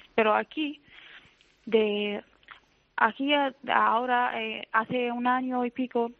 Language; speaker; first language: Spanish; non-native, fluent; Arabic